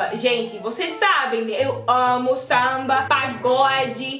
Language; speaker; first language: Portuguese; non-native, learner; Dutch